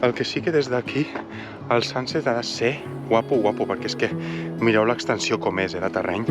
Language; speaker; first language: Catalan; native; Catalan